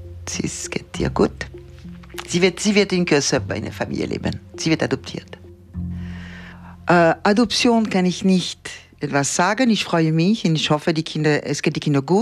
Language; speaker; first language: German; non-native, fluent; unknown